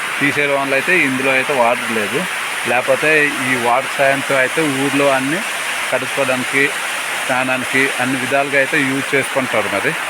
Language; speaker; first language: Telugu; non-native, local second language; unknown